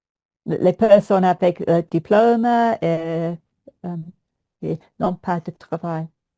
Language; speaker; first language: French; non-native, learner; English